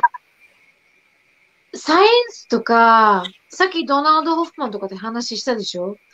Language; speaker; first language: Japanese; non-native, fluent; Slovak